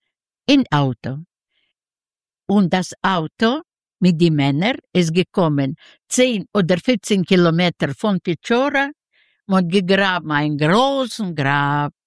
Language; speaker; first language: German; non-native, learner; Ukrainian